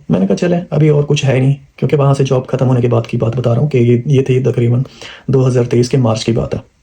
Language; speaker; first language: Urdu; non-native, local second language; Punjabi